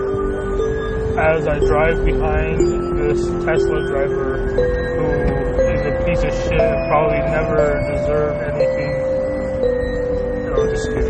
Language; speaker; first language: English; native; English